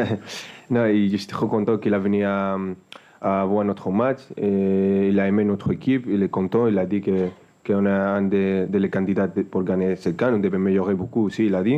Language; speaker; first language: French; non-native, fluent; Spanish